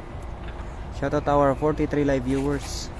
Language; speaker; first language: English; non-native, learner; Filipino